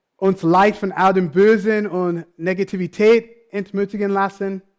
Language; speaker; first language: German; non-native, fluent; English